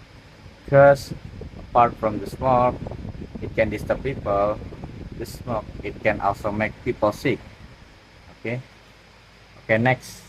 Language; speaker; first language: English; non-native, learner; Indonesian